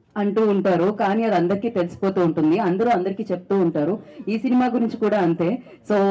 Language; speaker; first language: Telugu; native; Telugu